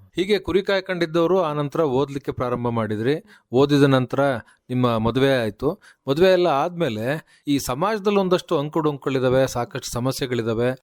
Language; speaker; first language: Kannada; native; Kannada